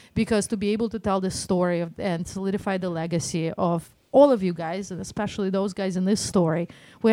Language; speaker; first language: English; non-native, fluent; Russian